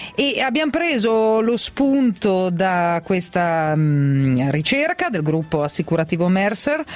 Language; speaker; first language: Italian; native; Italian